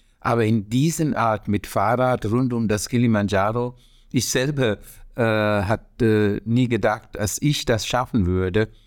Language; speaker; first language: German; non-native, learner; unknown